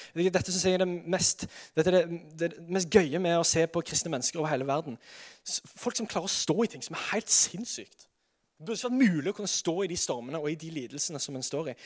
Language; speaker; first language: Norwegian; native; Norwegian